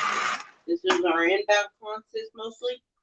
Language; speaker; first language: English; native; English